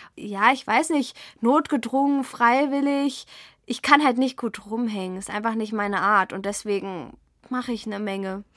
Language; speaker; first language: German; native; German